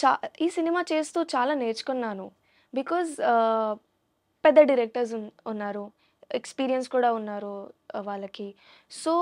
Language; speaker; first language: Telugu; non-native, learner; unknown